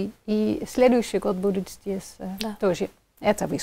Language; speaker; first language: Russian; non-native, fluent; Dutch